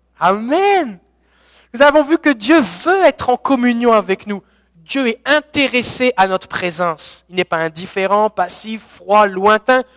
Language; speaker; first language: French; native; French